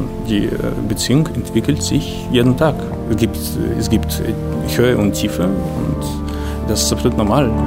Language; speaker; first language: German; non-native, fluent; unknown